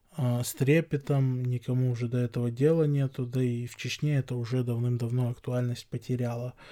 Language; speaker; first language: Russian; non-native, local second language; Chechen